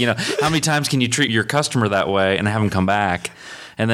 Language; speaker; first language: English; native; English